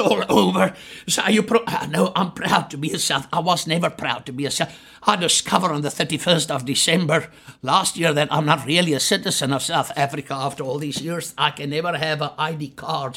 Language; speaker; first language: English; non-native, local second language; Afrikaans